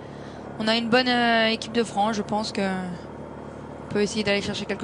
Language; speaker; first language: French; native; French